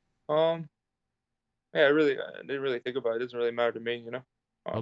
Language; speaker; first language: English; native; English